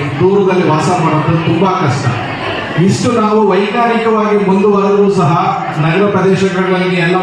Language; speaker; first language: Kannada; native; Kannada